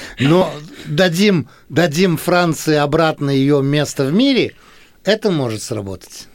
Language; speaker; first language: Russian; early bilingual, heritage; Russian